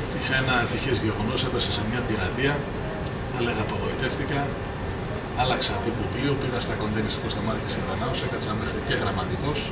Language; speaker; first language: Greek; early bilingual, heritage; Greek